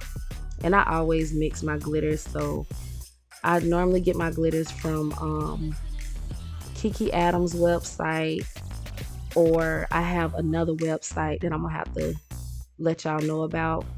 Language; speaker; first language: English; native; English